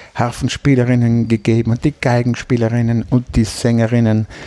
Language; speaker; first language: German; native; German